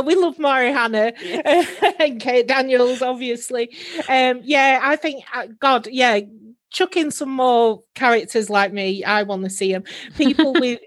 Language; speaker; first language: English; native; English